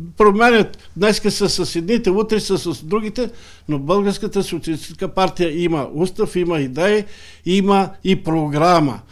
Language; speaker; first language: Bulgarian; native; Bulgarian